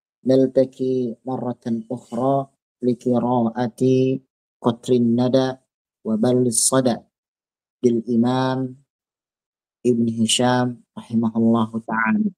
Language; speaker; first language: Arabic; non-native, fluent; Indonesian